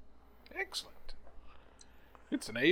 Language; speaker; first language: English; native; English